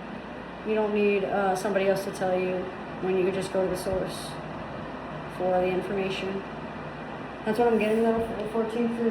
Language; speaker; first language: English; native; English